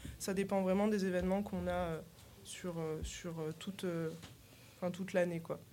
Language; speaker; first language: French; native; French